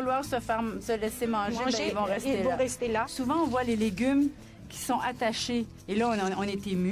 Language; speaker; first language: French; native; French